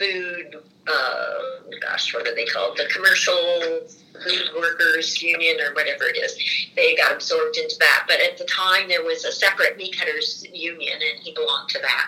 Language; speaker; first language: English; native; English